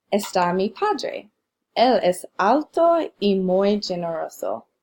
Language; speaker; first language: Spanish; non-native, learner; English